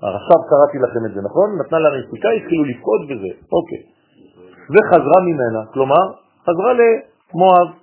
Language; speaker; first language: Hebrew; non-native, fluent; French